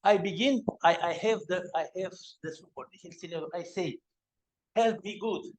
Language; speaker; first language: English; non-native, learner; Romanian